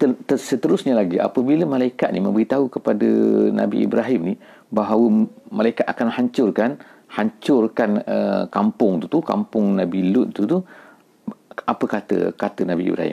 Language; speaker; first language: Malay; native; Malay